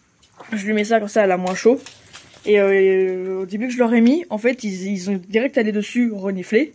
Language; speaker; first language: French; native; French